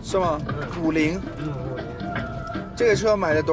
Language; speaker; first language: Chinese; non-native, fluent; English